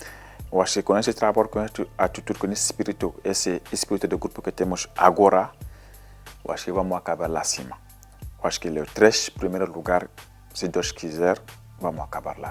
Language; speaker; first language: Portuguese; non-native, learner; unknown